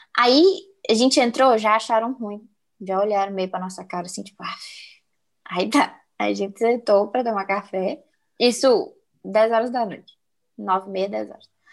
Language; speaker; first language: Portuguese; native; Portuguese